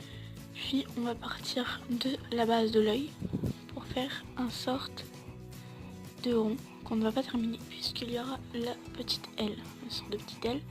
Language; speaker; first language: French; native; French